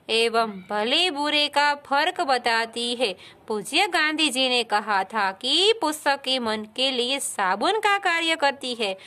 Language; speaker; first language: Hindi; non-native, local second language; Gujarati